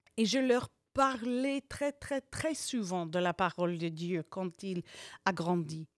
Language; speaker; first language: French; non-native, fluent; English